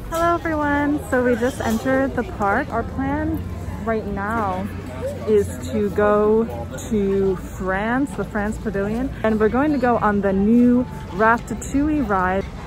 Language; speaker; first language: English; native; English